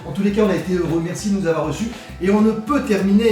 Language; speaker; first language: French; native; French